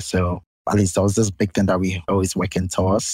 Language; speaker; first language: English; non-native, local second language; Akan